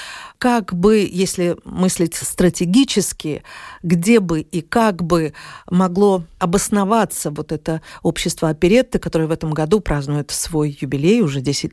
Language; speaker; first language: Russian; native; Russian